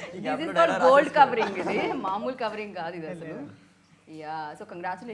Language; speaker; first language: Telugu; native; Telugu